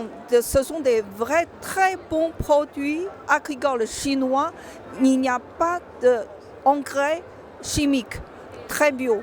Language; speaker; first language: French; non-native, fluent; Chinese